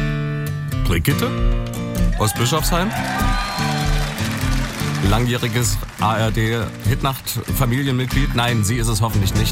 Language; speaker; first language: German; native; German